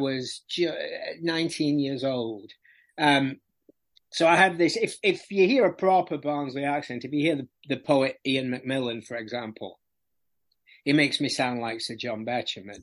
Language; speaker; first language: English; native; English